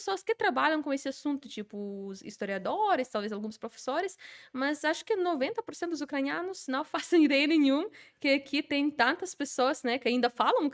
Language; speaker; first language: Portuguese; non-native, fluent; Ukrainian